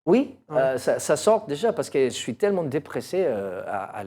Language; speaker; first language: French; non-native, learner; English